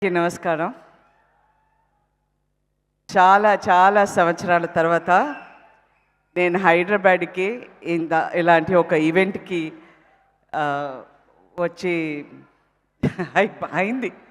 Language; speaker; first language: Telugu; non-native, fluent; Tamil